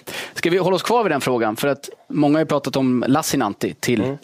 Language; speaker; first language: Swedish; native; Swedish